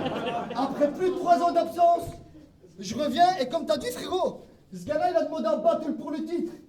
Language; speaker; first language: French; native; French